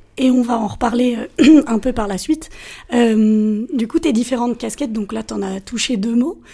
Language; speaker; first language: French; native; French